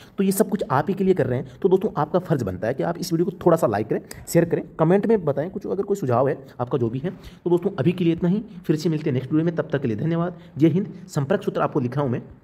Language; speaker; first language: Hindi; native; Hindi